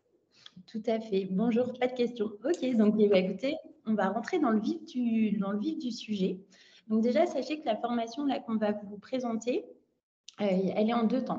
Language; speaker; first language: French; native; French